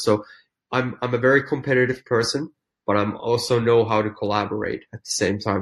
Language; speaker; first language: English; non-native, fluent; Finnish